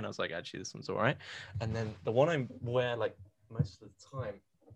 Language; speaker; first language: English; native; English